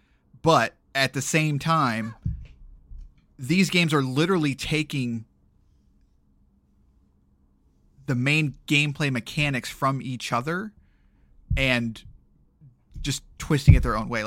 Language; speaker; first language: English; native; English